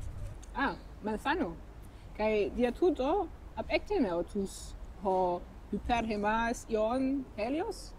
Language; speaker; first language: Greek; non-native, fluent; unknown